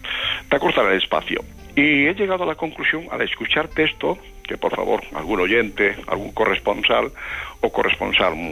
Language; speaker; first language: Spanish; native; Spanish